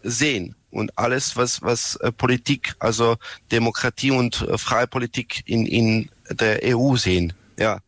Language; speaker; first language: German; non-native, learner; Serbian